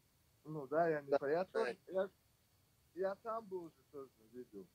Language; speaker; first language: Russian; non-native, local second language; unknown